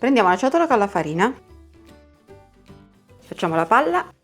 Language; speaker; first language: Italian; native; Italian